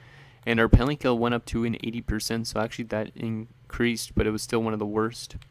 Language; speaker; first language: English; native; English